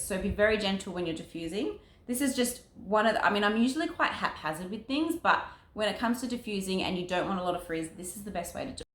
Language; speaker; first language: English; native; English